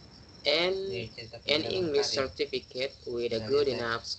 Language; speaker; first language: English; non-native, learner; Indonesian